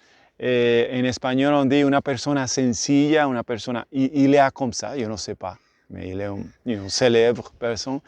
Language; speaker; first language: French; non-native, learner; Spanish